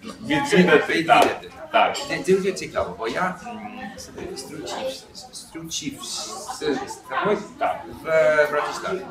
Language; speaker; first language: Ukrainian; non-native, learner; English